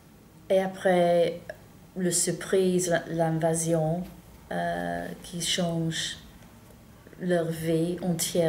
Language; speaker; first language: French; non-native, fluent; English